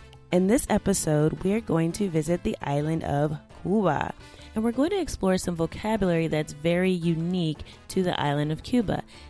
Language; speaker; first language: English; native; English